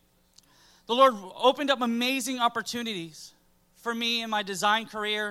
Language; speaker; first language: English; native; English